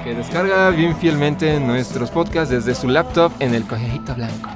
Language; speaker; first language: Spanish; native; Spanish